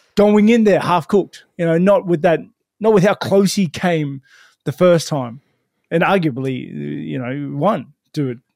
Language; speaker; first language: English; native; English